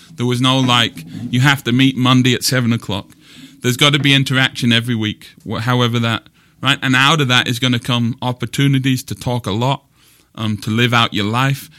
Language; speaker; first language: English; native; English